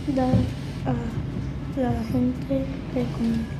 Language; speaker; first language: Spanish; non-native, learner; English